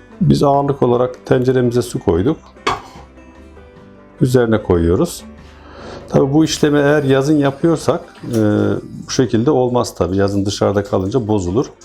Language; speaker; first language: Turkish; native; Turkish